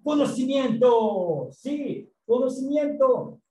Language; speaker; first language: Spanish; non-native, learner; Korean